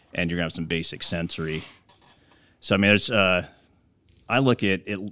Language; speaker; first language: English; native; English